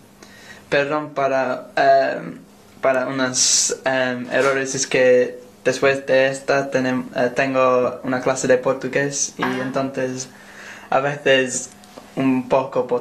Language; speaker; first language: Spanish; non-native, learner; English